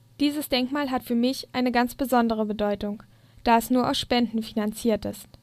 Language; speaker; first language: German; native; German